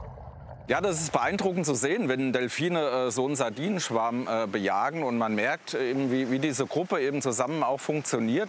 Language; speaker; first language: German; native; German